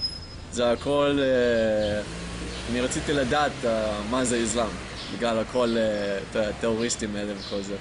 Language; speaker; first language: Hebrew; non-native, learner; English